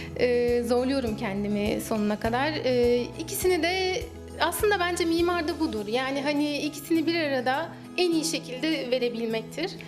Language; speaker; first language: Turkish; native; Turkish